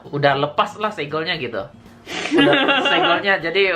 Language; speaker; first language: Indonesian; native; Indonesian